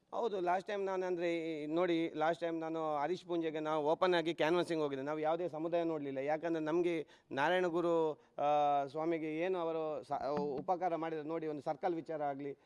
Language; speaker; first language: Kannada; non-native, local second language; Tulu